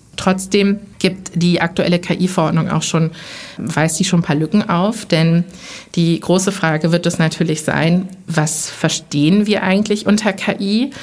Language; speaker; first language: German; early bilingual, other home language; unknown